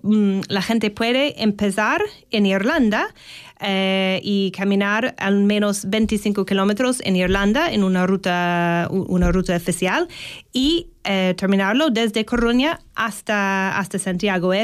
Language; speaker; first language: Spanish; non-native, fluent; English